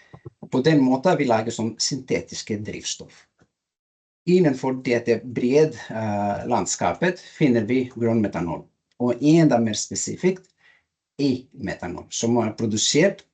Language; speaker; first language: Norwegian; non-native, learner; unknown